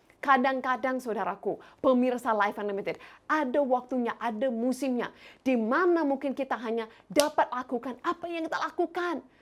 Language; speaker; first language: Indonesian; non-native, fluent; English